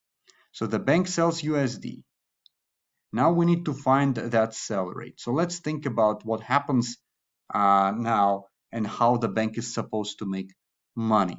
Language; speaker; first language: English; non-native, fluent; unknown